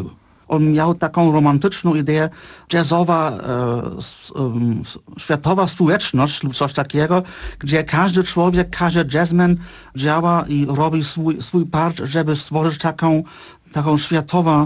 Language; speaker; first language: Polish; non-native, fluent; German